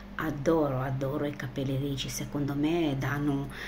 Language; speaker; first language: Italian; non-native, fluent; Romanian